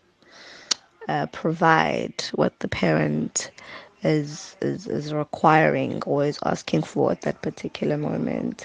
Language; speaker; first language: English; non-native, local second language; Zulu